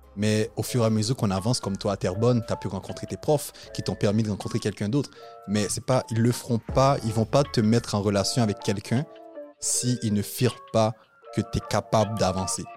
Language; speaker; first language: French; native; French